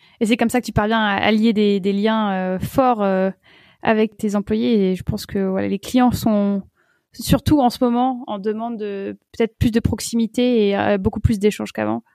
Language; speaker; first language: French; native; French